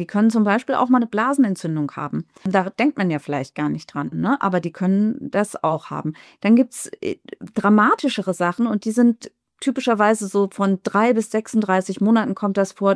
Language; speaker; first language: German; native; German